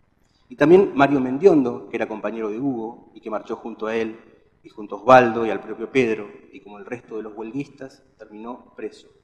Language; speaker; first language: Spanish; native; Spanish